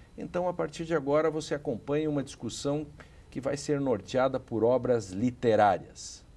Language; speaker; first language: Portuguese; native; Portuguese